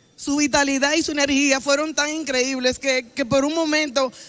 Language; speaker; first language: Spanish; native; Spanish